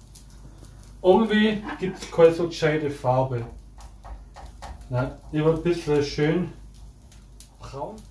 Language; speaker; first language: German; non-native, fluent; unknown